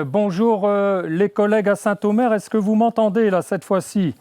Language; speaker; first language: French; native; French